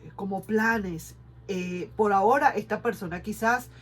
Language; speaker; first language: Spanish; native; Spanish